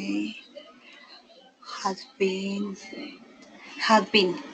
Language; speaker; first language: English; non-native, learner; Spanish